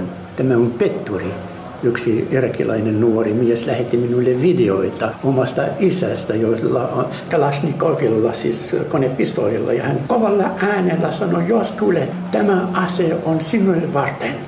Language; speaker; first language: Finnish; non-native, learner; Arabic